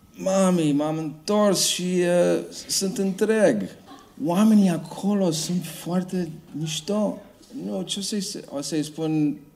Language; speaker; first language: Romanian; early bilingual, heritage; Romanian